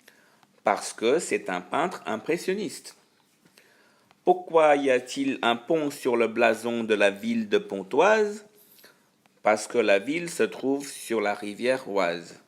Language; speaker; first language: French; non-native, fluent; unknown